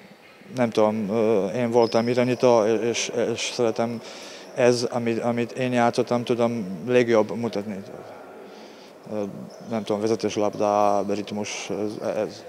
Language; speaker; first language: Hungarian; non-native, learner; Serbian